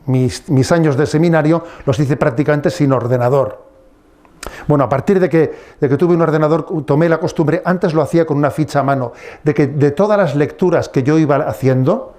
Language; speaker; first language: Spanish; native; Spanish